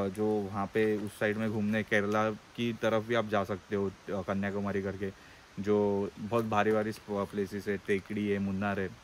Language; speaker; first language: Hindi; non-native, local second language; Marathi